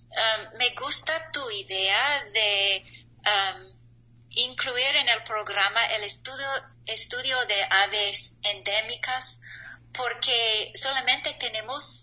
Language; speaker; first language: Spanish; non-native, learner; English